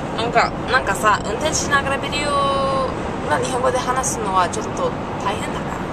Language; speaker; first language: Japanese; non-native, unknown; English